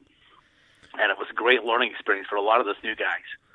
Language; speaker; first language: English; native; English